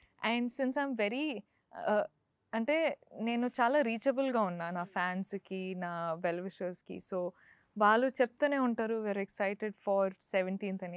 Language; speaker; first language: Telugu; non-native, fluent; Kodava